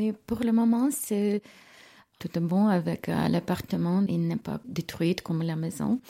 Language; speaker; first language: French; non-native, learner; Ukrainian